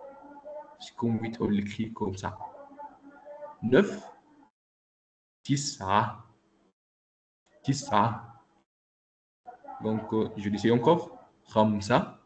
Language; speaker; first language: French; non-native, local second language; Arabic